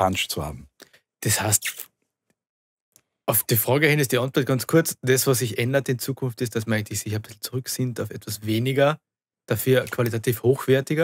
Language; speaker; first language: German; native; German